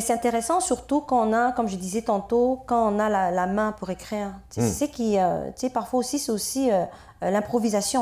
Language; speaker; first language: French; native; French